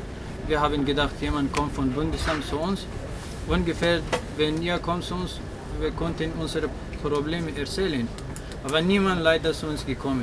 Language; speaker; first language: German; non-native, learner; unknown